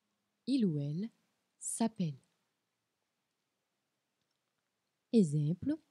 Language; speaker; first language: French; non-native, fluent; Portuguese